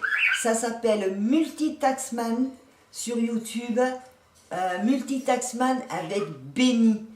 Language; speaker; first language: French; native; French